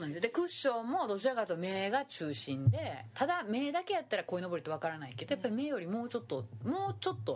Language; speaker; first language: Japanese; native; Japanese